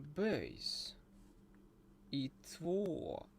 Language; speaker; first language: Swedish; non-native, learner; English